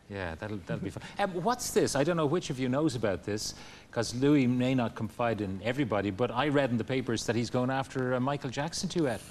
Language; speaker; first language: English; native; English